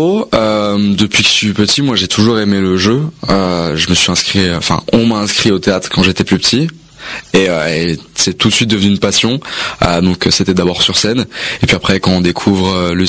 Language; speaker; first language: French; native; French